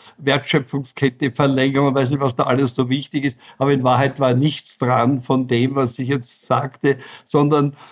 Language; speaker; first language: German; native; German